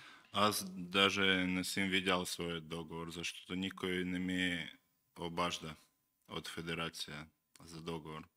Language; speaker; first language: Bulgarian; non-native, learner; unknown